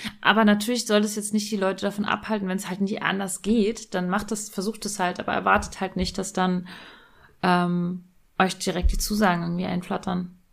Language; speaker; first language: German; native; German